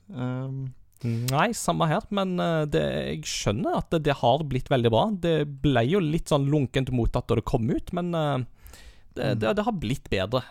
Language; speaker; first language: Norwegian; early bilingual, heritage; Norwegian